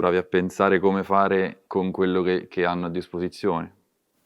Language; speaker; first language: Italian; native; Italian